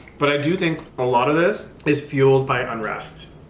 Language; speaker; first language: English; native; English